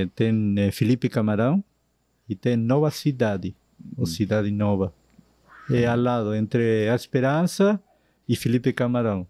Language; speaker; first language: Portuguese; non-native, fluent; Spanish